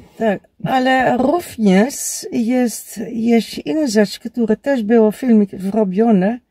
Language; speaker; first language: Polish; non-native, learner; Dutch